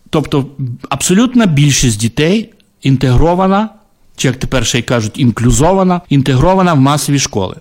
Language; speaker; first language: Ukrainian; native; Ukrainian